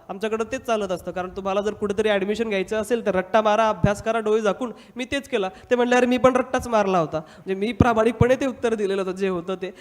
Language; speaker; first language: Marathi; non-native, local second language; Hindi